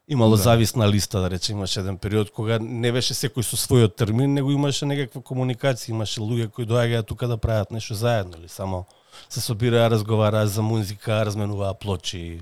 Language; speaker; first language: Macedonian; native; Macedonian